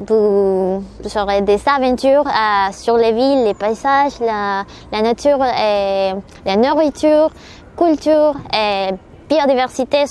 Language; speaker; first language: French; non-native, learner; Spanish